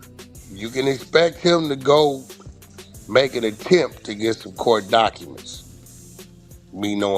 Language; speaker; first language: English; native; English